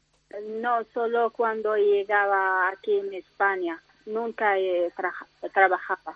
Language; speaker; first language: Spanish; non-native, learner; Arabic